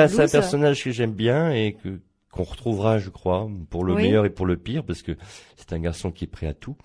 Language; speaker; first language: French; native; French